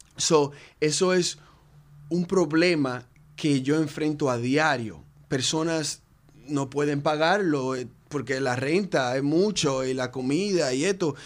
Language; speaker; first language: Spanish; native; Spanish